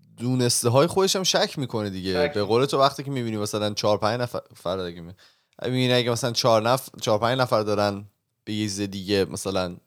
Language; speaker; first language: Persian; native; Persian